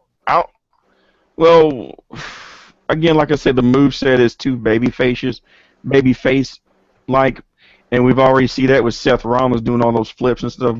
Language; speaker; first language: English; native; English